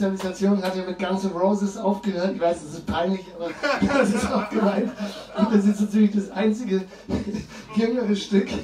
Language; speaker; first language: German; native; German